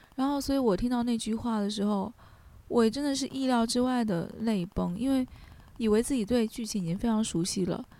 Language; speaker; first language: Chinese; native; Chinese